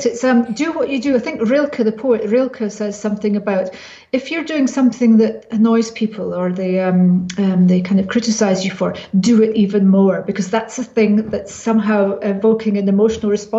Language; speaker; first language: English; native; English